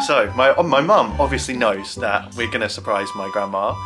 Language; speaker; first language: English; native; English